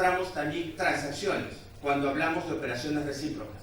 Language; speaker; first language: Spanish; native; Spanish